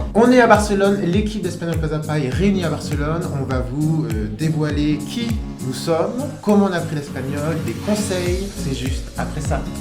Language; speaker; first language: French; native; French